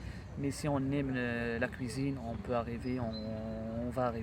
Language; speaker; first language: French; non-native, local second language; Arabic